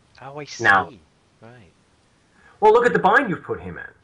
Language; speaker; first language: English; native; English